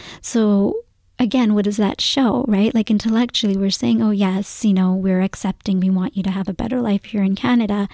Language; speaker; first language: English; early bilingual, other home language; Gujarati